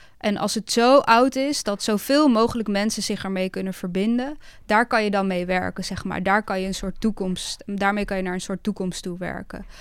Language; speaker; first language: Dutch; early bilingual, other home language; Bosnian